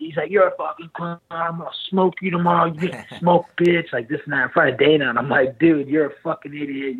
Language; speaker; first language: English; native; English